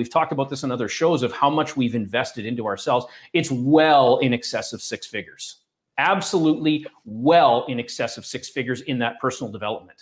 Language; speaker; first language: English; native; English